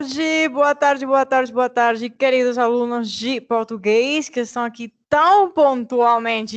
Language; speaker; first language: Portuguese; non-native, fluent; Spanish